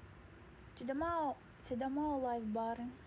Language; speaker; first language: Indonesian; non-native, learner; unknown